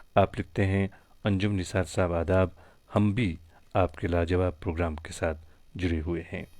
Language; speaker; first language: Hindi; non-native, local second language; Kashmiri